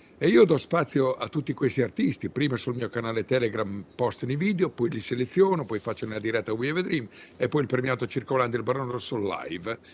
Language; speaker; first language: Italian; native; Italian